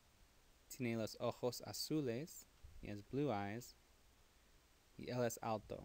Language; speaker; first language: Spanish; non-native, fluent; English